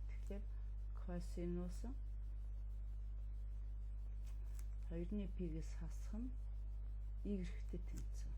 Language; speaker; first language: Mongolian; native; Mongolian